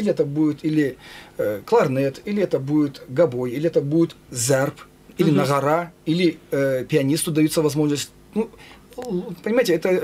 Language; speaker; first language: Russian; non-native, fluent; Azerbaijani